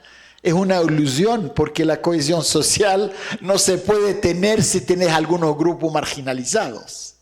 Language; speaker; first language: Spanish; non-native, fluent; Arabic